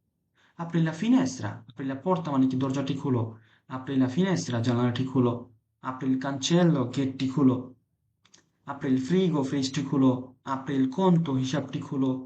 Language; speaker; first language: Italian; non-native, fluent; Bangla